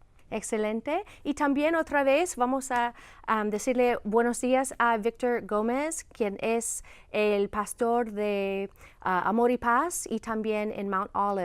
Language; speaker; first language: Spanish; non-native, fluent; English